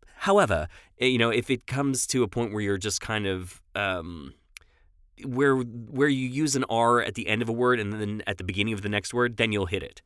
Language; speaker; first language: English; native; English